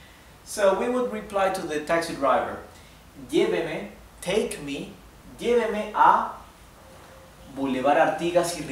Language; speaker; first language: English; non-native, fluent; Spanish